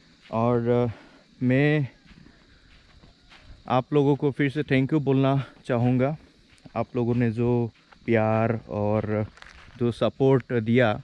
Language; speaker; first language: Hindi; non-native, local second language; Assamese